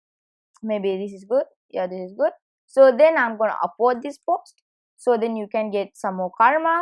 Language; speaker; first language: English; non-native, fluent; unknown